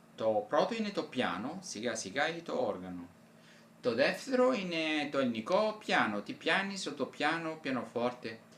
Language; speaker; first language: Greek; non-native, fluent; Italian